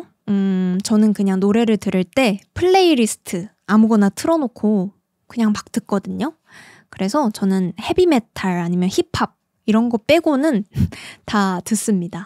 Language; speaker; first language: Korean; native; Korean